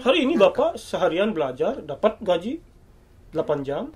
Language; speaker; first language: Indonesian; native; Indonesian